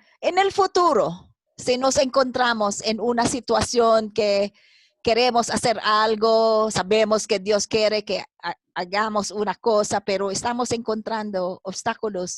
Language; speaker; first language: Spanish; non-native, fluent; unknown